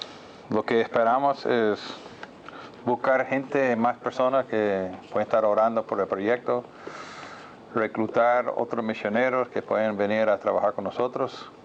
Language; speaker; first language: Spanish; non-native, fluent; English